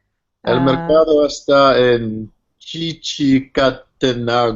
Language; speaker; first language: Spanish; non-native, learner; English